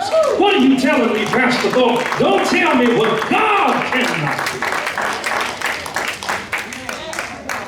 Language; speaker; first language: English; native; English